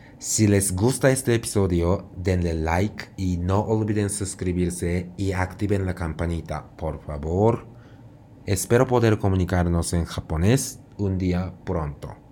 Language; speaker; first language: Spanish; non-native, fluent; Japanese